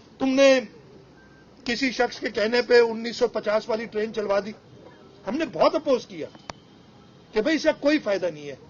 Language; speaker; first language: Urdu; non-native, local second language; Sindhi